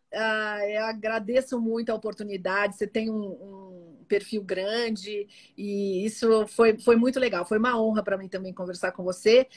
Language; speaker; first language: Portuguese; native; Portuguese